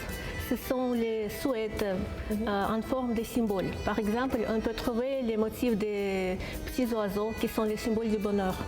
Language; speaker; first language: French; non-native, fluent; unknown